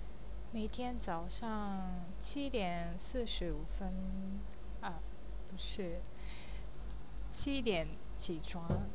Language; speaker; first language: Chinese; non-native, learner; Japanese